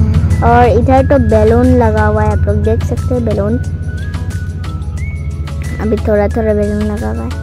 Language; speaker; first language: Hindi; non-native, local second language; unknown